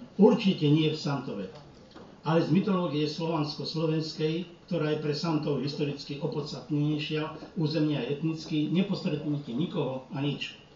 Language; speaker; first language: Slovak; early bilingual, heritage; Slovak